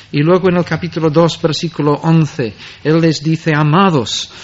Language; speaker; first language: Spanish; non-native, fluent; English